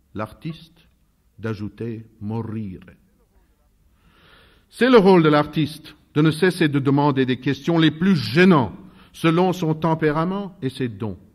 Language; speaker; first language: French; non-native, fluent; Russian